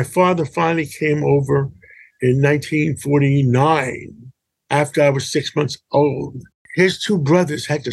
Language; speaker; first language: English; early bilingual, other home language; Greek